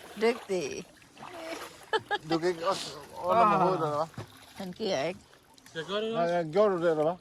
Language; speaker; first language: Danish; non-native, learner; Thai